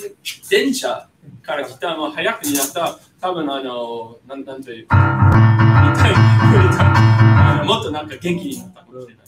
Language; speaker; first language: Japanese; non-native, fluent; English